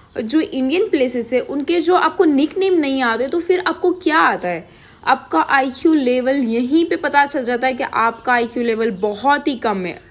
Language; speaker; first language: Hindi; non-native, local second language; Gujarati